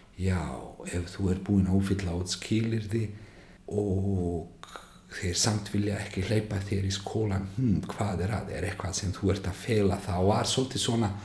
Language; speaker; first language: Icelandic; non-native, fluent; Bosnian